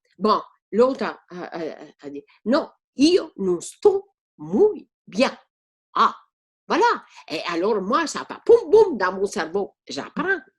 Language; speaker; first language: French; non-native, fluent; Italian